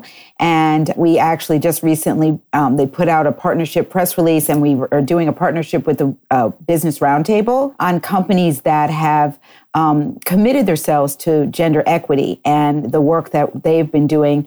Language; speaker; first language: English; native; English